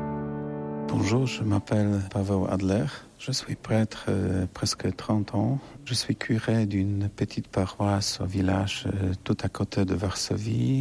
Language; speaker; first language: French; non-native, learner; Polish